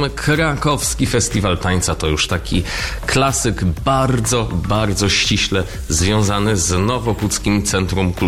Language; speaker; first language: Polish; native; Polish